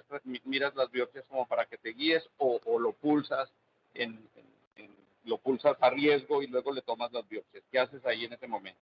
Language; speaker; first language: Spanish; native; Spanish